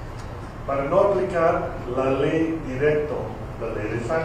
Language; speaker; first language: Spanish; non-native, fluent; English